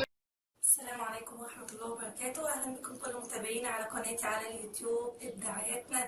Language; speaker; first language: Arabic; native; Arabic